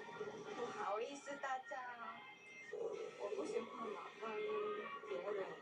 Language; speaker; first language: Chinese; non-native, learner; Korean